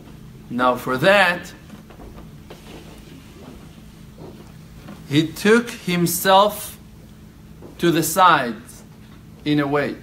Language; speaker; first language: English; non-native, fluent; Hebrew